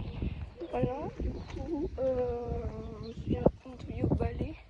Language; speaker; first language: French; native; French